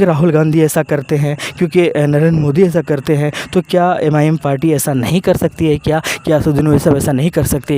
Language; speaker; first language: Hindi; native; Hindi